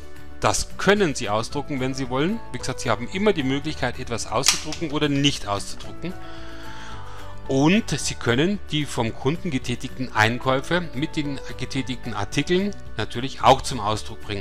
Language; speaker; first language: German; native; German